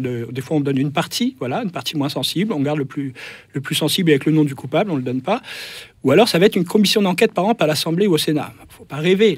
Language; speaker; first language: French; native; French